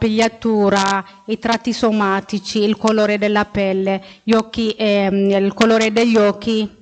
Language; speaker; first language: Italian; non-native, fluent; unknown